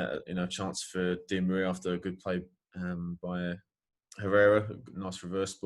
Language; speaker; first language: English; native; English